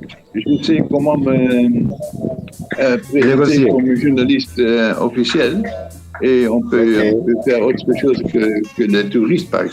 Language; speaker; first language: French; non-native, fluent; Dutch